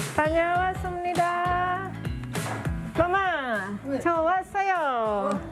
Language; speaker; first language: Korean; non-native, fluent; Filipino